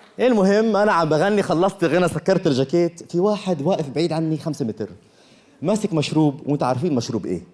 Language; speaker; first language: Arabic; early bilingual, other home language; Korean